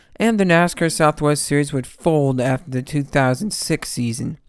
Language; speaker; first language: English; native; English